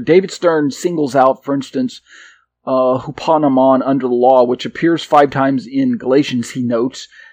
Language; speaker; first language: English; native; English